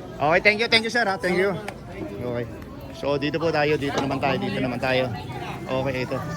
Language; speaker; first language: Filipino; native; Filipino